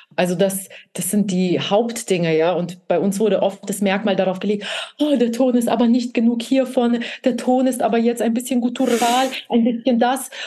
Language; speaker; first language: German; early bilingual, other home language; Russian